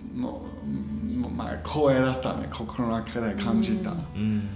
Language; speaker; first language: Japanese; non-native, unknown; German